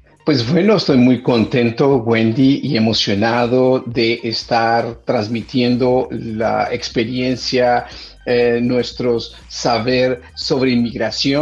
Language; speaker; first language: Spanish; native; Spanish